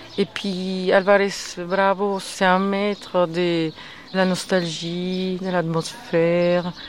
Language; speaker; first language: French; non-native, fluent; Spanish